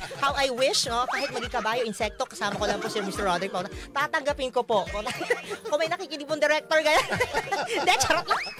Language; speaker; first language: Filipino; non-native, local second language; Masbatenyo